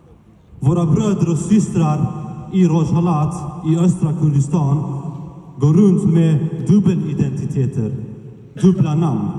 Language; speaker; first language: Swedish; early bilingual, other home language; Kurdish